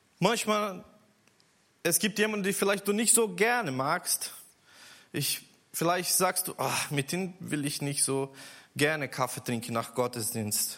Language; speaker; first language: German; non-native, learner; Portuguese